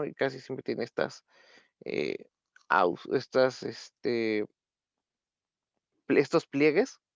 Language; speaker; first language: Spanish; native; Spanish